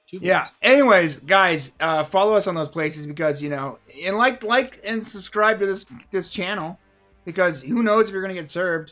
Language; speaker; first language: English; native; English